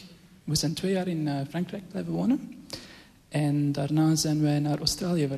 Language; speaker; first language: Dutch; early bilingual, other home language; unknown